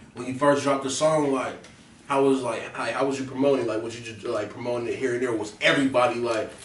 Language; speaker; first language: English; native; English